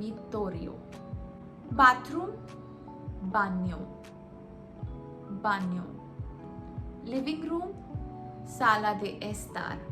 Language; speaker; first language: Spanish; non-native, fluent; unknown